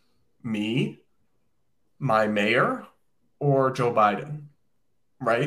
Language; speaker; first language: English; native; English